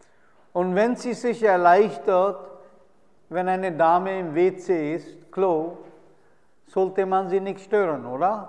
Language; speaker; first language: German; non-native, fluent; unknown